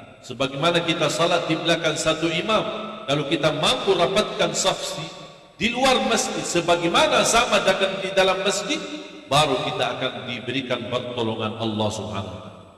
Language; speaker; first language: Malay; non-native, fluent; Arabic